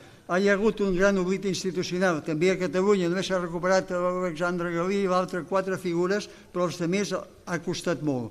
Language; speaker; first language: Catalan; native; Catalan